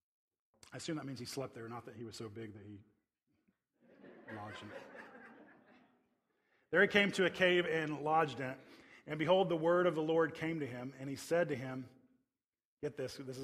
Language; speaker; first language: English; native; English